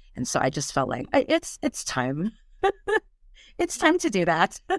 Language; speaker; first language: English; native; English